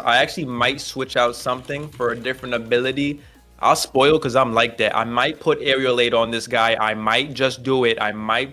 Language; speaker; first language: English; native; English